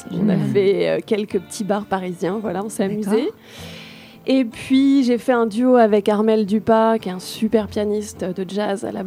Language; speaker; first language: French; native; French